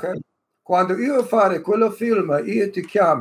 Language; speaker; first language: Italian; early bilingual, heritage; English